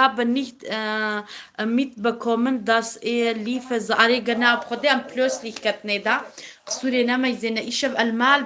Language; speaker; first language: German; non-native, learner; Kurdish